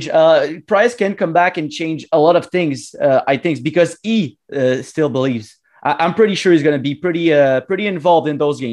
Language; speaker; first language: English; non-native, fluent; French